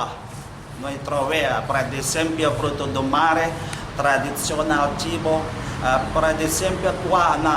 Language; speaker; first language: Italian; non-native, learner; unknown